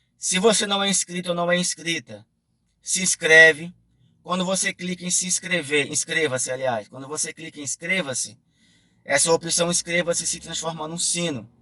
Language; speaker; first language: Portuguese; native; Portuguese